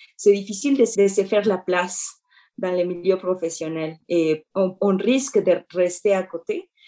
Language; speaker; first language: French; non-native, fluent; Spanish